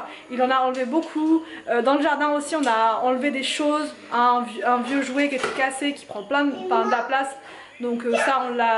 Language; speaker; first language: French; native; French